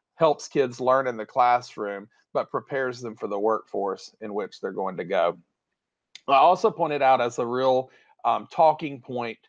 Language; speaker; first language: English; native; English